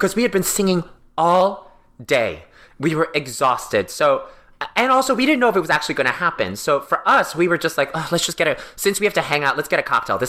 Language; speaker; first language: English; native; English